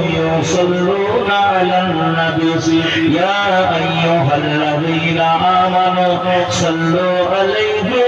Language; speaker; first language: Urdu; non-native, local second language; Bangla